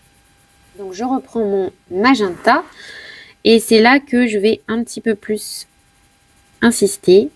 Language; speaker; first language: French; native; French